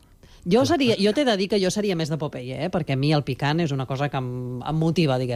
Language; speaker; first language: Catalan; native; Catalan